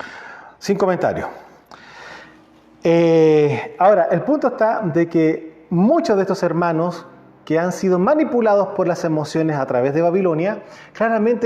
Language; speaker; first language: Spanish; native; Spanish